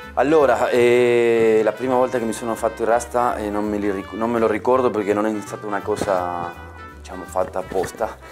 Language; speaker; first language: Italian; non-native, fluent; Spanish